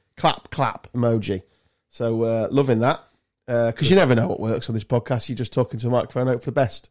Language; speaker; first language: English; native; English